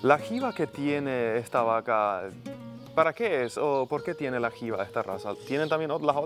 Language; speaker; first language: Spanish; native; Spanish